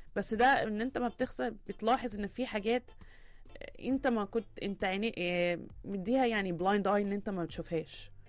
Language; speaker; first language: Arabic; early bilingual, heritage; Arabic